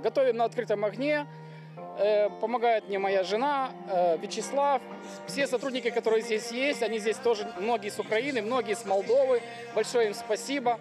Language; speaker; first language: Russian; native; Russian